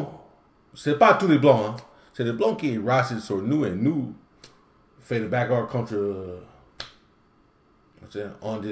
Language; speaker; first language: French; non-native, learner; English